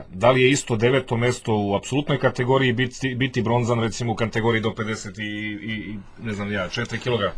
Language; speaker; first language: Serbian; native; Serbian